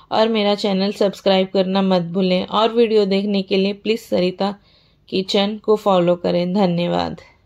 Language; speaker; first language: Hindi; native; Hindi